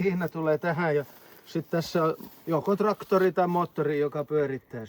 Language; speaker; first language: Finnish; native; Finnish